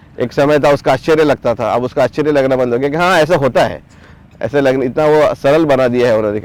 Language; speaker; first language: Hindi; non-native, local second language; Marathi